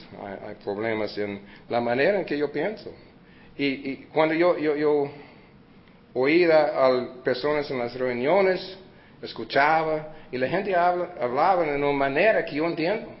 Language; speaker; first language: Spanish; early bilingual, heritage; Spanish